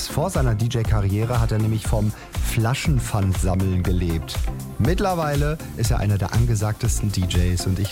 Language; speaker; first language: German; native; German